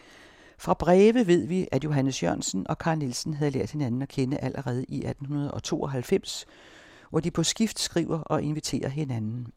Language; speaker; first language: Danish; native; Danish